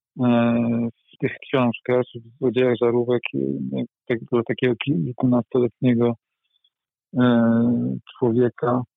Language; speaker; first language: Polish; native; Polish